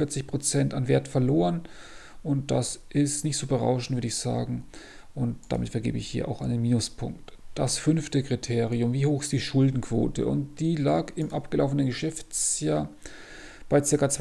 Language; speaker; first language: German; native; German